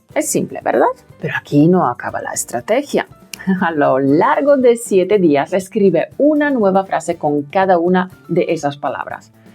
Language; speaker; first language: Spanish; non-native, fluent; Polish